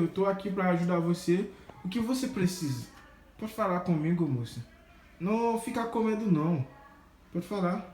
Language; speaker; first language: Portuguese; non-native, learner; Haitian Creole